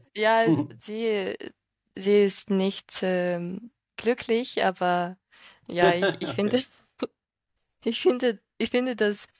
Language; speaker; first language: German; non-native, fluent; Ukrainian